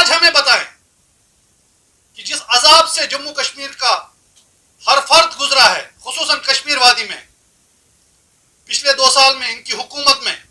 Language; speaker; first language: Hindi; non-native, local second language; Kashmiri